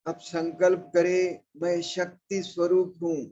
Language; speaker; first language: Hindi; non-native, local second language; Marathi